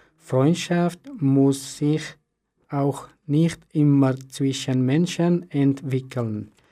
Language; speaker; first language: German; non-native, learner; Persian